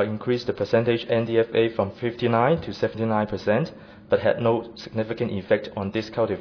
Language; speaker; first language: English; non-native, fluent; Chinese